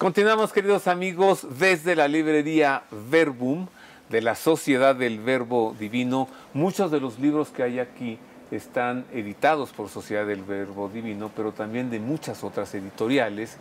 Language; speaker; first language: Spanish; native; Spanish